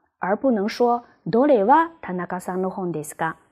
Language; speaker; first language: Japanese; non-native, fluent; Chinese